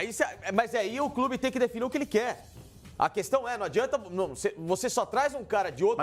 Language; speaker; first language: Portuguese; native; Portuguese